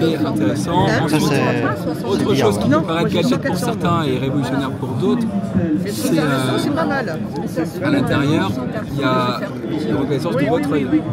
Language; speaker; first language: French; native; French